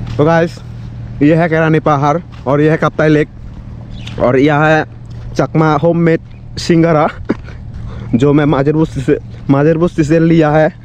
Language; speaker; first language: Hindi; non-native, learner; Chakma